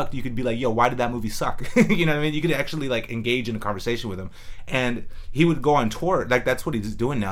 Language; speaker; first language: English; native; English